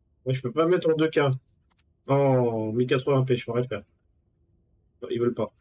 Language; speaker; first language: French; native; French